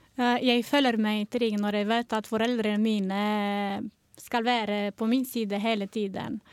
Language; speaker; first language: Norwegian; non-native, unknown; Romanian